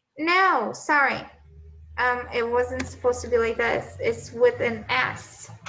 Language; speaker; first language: English; non-native, fluent; Portuguese